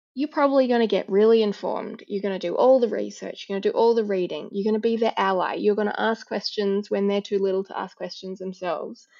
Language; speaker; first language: English; native; English